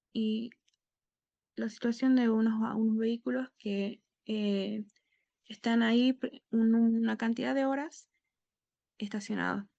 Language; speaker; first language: Spanish; native; Spanish